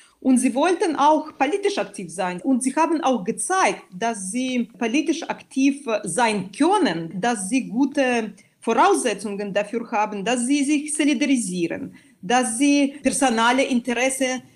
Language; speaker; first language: German; non-native, fluent; Belarusian